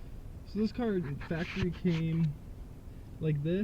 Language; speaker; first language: English; native; English